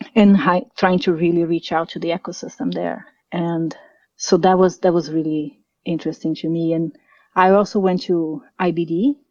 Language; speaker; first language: English; non-native, fluent; Portuguese